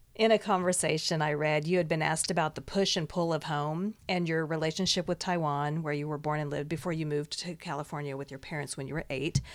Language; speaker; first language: English; native; English